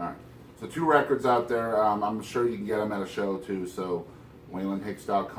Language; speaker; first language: English; native; English